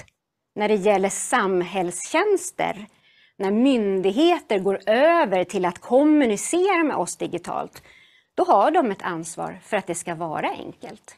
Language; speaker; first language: Swedish; native; Swedish